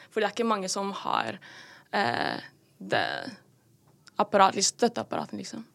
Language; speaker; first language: Norwegian; early bilingual, other home language; Filipino